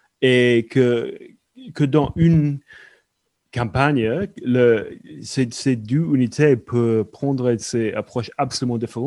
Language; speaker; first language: French; non-native, fluent; English